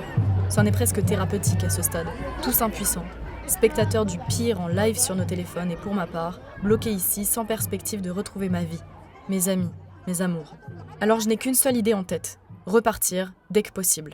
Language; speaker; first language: French; native; French